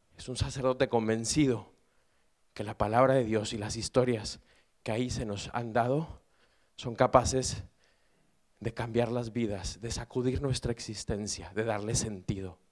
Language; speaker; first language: Spanish; native; Spanish